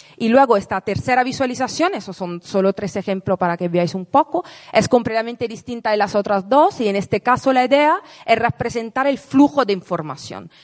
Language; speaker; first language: Spanish; non-native, fluent; Italian